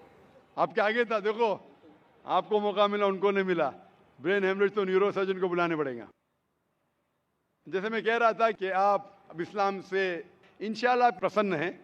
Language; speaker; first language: Hindi; native; Hindi